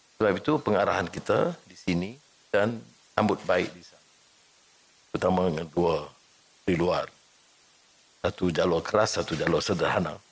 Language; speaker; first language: Malay; native; Malay